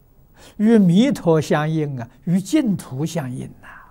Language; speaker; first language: Chinese; native; Chinese